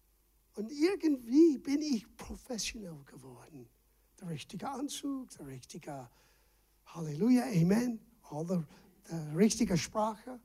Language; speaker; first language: German; non-native, fluent; English